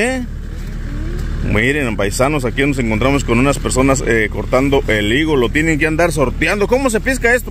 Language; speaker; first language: Spanish; native; Spanish